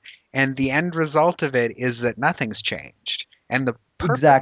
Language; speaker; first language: English; native; English